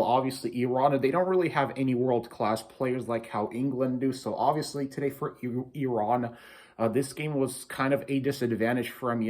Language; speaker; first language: English; native; English